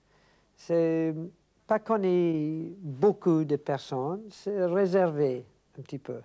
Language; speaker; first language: French; non-native, learner; English